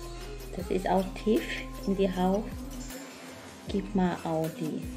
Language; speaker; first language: German; non-native, learner; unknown